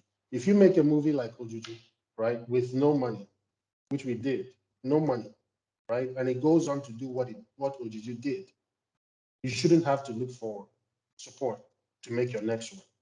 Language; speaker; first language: English; non-native, local second language; Igbo